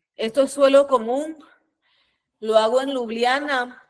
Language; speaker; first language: Spanish; native; Spanish